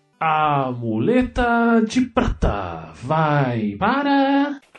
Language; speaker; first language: Portuguese; native; Portuguese